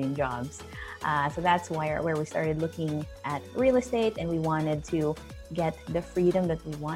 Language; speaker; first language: English; native; English